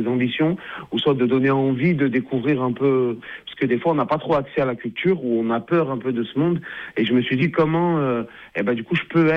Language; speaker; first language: French; native; French